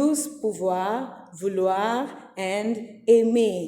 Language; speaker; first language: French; non-native, fluent; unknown